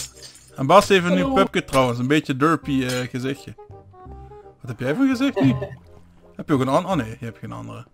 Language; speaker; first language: Dutch; native; Dutch